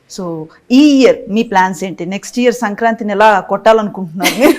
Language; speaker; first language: Telugu; native; Telugu